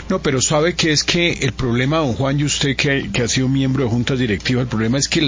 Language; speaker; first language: Spanish; native; Spanish